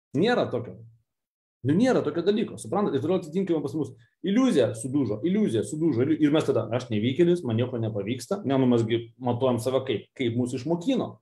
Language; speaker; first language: Lithuanian; non-native, local second language; Russian